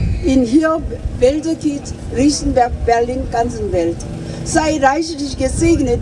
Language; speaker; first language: German; non-native, fluent; Korean